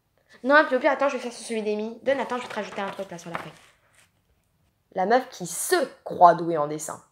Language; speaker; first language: French; native; French